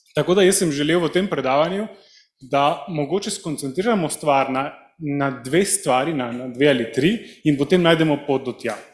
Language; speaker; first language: Slovenian; early bilingual, heritage; Slovenian